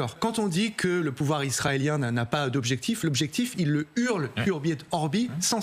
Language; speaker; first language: French; native; French